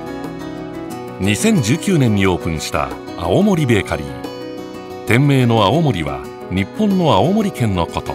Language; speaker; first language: Japanese; native; Japanese